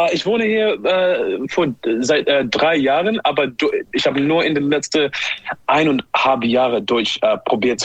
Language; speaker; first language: German; non-native, learner; English